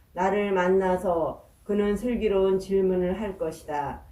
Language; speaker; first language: Korean; native; Korean